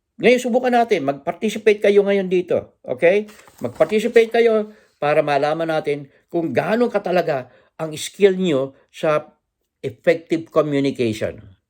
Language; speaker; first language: Filipino; native; Filipino